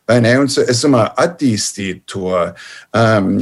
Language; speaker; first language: Latvian; non-native, fluent; English